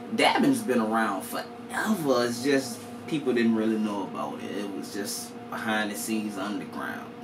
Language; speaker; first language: English; native; English